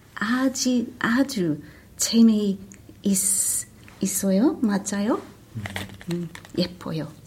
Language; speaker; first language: Korean; non-native, learner; English